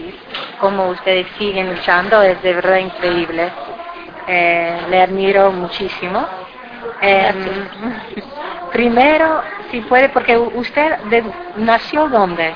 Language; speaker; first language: Spanish; non-native, fluent; English